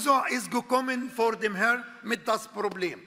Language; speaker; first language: German; non-native, fluent; Arabic